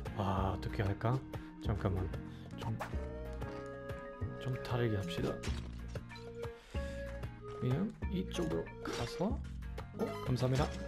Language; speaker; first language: Korean; non-native, fluent; German